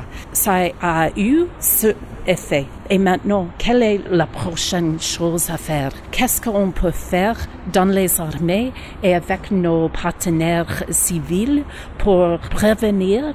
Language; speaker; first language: French; non-native, learner; English